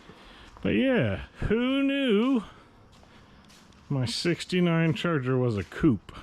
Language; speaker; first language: English; native; English